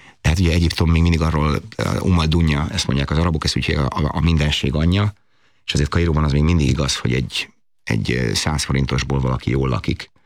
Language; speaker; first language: Hungarian; native; Hungarian